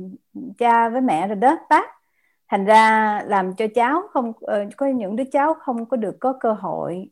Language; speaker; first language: Vietnamese; native; Vietnamese